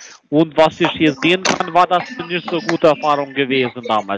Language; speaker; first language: German; non-native, fluent; Albanian